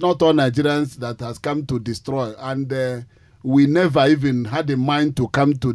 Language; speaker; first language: English; non-native, local second language; Igbo